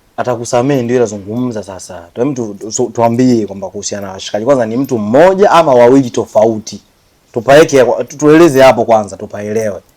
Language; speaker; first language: Swahili; native; Swahili